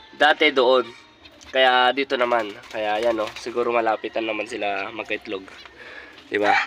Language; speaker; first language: Filipino; native; Filipino